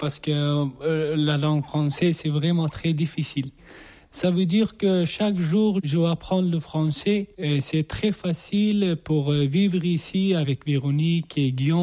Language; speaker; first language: French; non-native, learner; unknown